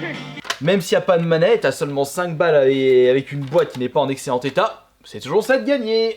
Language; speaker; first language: French; native; French